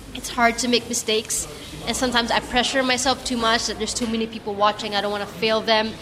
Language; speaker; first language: English; non-native, local second language; Filipino